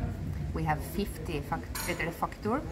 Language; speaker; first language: English; non-native, fluent; Norwegian